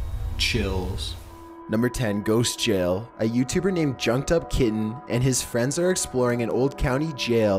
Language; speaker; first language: English; native; English